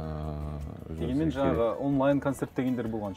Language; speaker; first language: Kazakh; native; Kazakh